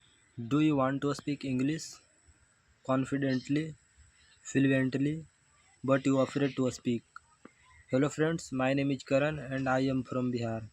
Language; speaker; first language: English; non-native, learner; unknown